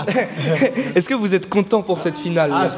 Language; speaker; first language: French; native; French